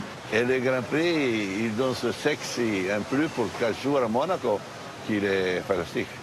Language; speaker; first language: French; non-native, fluent; Italian